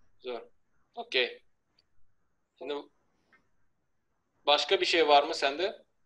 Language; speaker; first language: Turkish; non-native, fluent; Turkmen